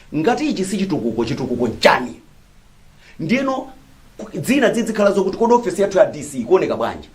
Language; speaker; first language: Nyanja; native; Nyanja